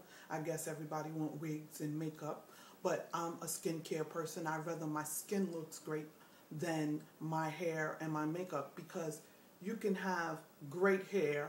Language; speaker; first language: English; native; English